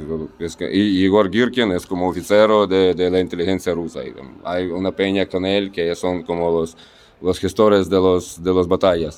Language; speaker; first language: Spanish; non-native, fluent; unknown